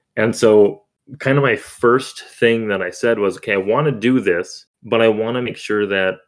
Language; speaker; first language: English; native; English